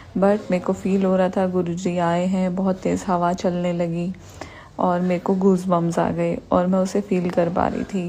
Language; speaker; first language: Hindi; native; Hindi